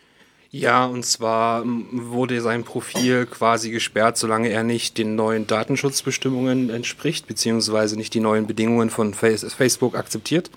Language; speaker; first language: German; native; German